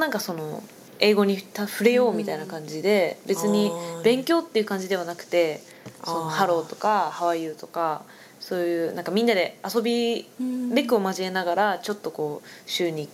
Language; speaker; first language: Japanese; native; Japanese